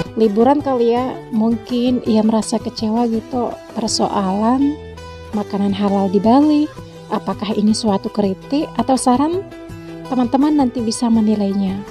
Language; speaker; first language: Indonesian; native; Indonesian